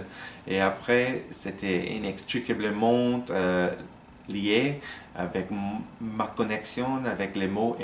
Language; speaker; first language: French; non-native, learner; English